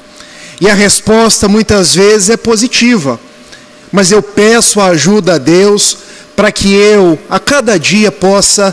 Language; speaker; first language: Portuguese; native; Portuguese